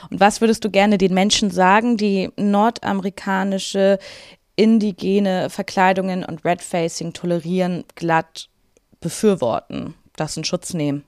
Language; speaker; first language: German; native; German